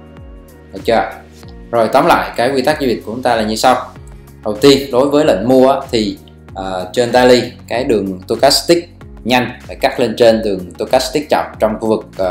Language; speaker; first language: Vietnamese; native; Vietnamese